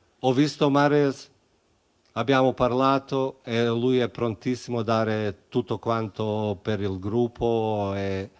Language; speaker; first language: Italian; non-native, fluent; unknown